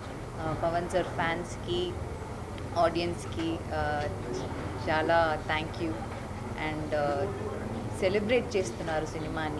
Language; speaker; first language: Telugu; non-native, fluent; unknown